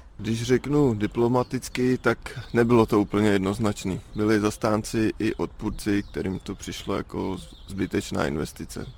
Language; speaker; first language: Czech; native; Czech